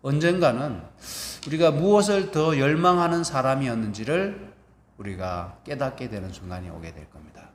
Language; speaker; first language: Korean; native; Korean